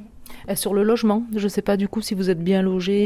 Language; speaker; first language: French; native; French